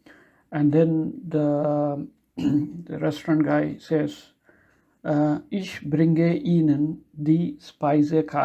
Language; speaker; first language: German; non-native, learner; Tamil